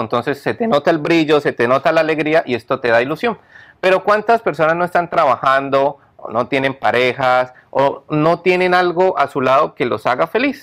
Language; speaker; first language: Spanish; native; Spanish